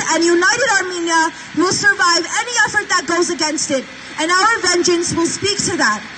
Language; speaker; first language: English; early bilingual, other home language; Armenian